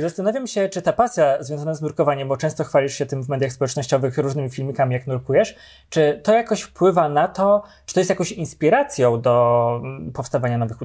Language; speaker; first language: Polish; native; Polish